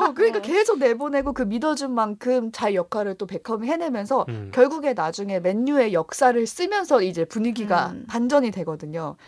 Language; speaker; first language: Korean; native; Korean